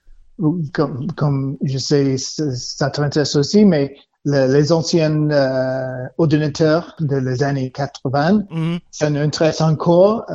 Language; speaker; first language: French; non-native, learner; English